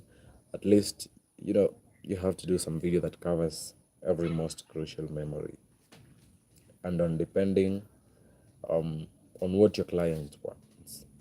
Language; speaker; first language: English; non-native, local second language; Swahili